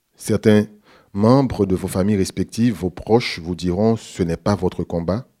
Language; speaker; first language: French; native; French